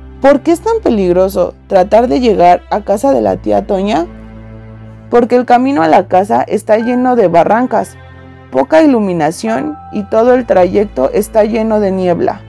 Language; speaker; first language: Spanish; native; Spanish